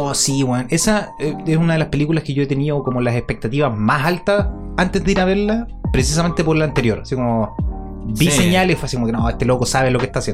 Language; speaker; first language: Spanish; native; Spanish